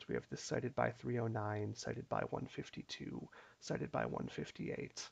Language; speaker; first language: English; native; English